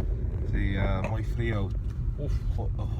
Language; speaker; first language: Spanish; non-native, learner; English